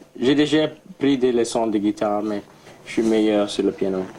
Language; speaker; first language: French; non-native, local second language; English